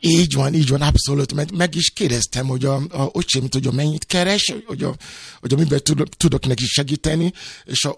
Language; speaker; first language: Hungarian; non-native, learner; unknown